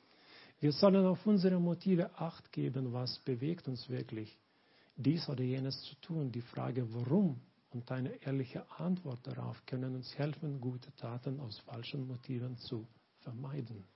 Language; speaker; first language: German; non-native, learner; Lithuanian